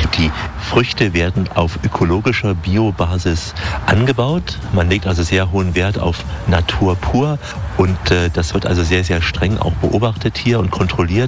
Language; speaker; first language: German; native; German